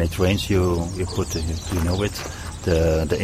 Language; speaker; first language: English; non-native, learner; Dutch